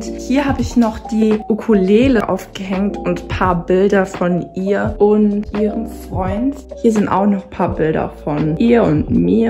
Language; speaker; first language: German; native; German